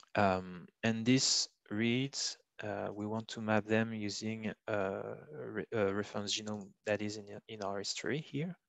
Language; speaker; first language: English; non-native, fluent; French